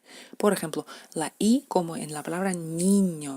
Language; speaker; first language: Spanish; non-native, fluent; Russian